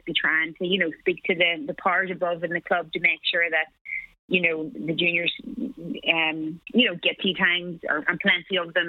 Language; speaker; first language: English; native; English